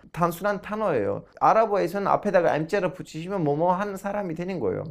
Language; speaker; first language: Korean; non-native, fluent; Turkish